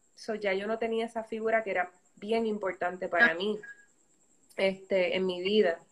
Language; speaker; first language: Spanish; native; Spanish